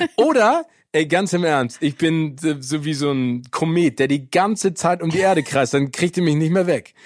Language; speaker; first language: German; early bilingual, other home language; English